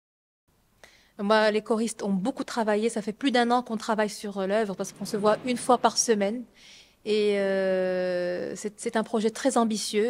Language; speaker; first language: French; non-native, local second language; Arabic